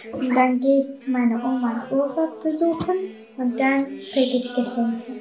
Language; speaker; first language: German; early bilingual, other home language; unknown